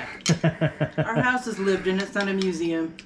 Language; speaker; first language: English; native; English